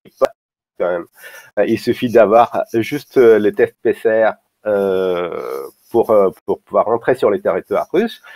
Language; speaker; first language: French; non-native, fluent; Russian